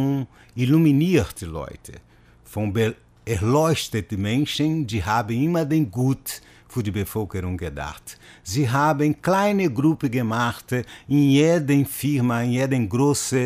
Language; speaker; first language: German; non-native, fluent; Portuguese